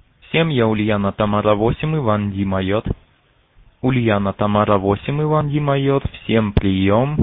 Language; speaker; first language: Russian; native; Russian